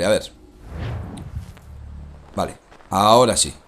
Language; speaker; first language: Spanish; native; Spanish